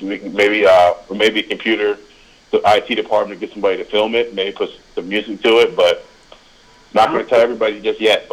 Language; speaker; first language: English; native; English